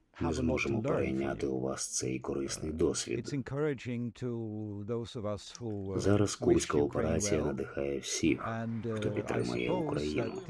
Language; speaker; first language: Ukrainian; non-native, fluent; Swedish